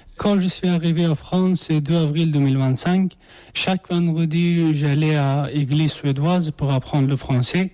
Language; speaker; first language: French; non-native, learner; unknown